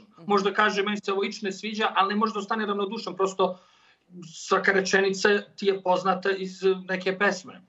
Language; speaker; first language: Serbian; native; Serbian